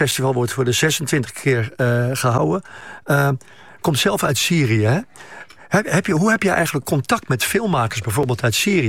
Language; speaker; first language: Dutch; native; Dutch